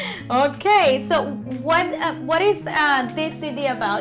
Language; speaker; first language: English; non-native, fluent; Spanish